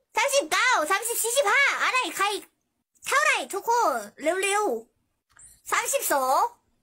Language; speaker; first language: Thai; early bilingual, other home language; Korean